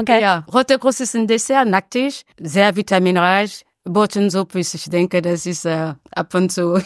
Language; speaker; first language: German; non-native, learner; French